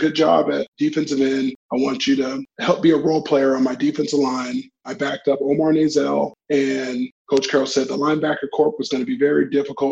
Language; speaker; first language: English; native; English